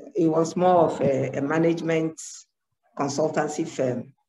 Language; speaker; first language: English; non-native, local second language; Ewe